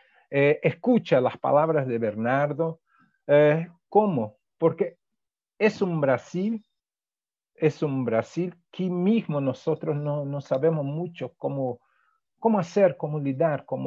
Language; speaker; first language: Spanish; non-native, fluent; Portuguese